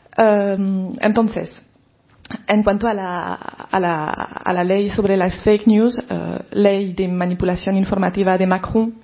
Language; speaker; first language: Spanish; non-native, fluent; French